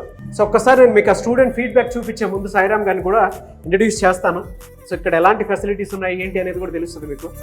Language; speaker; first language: Telugu; native; Telugu